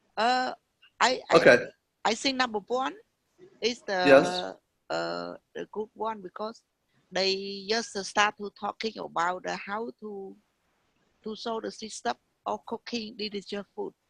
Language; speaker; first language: English; non-native, learner; Vietnamese